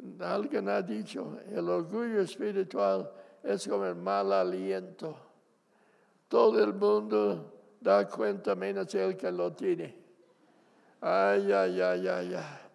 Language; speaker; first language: Spanish; non-native, fluent; English